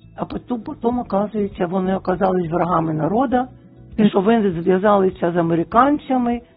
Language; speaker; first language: Ukrainian; non-native, local second language; Russian